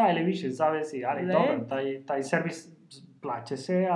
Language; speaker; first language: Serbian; non-native, learner; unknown